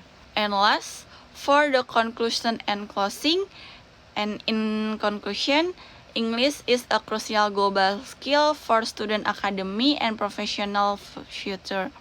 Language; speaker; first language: English; non-native, learner; Indonesian